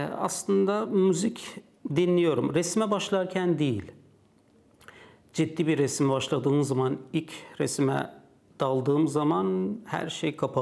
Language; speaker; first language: Turkish; non-native, fluent; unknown